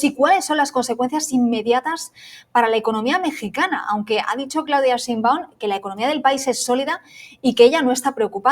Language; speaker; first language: Spanish; native; Spanish